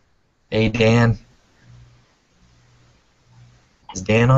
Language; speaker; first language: English; native; English